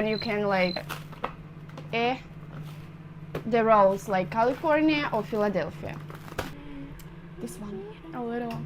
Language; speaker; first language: English; non-native, fluent; Russian